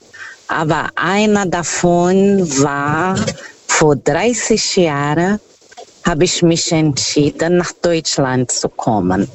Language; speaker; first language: German; non-native, learner; Portuguese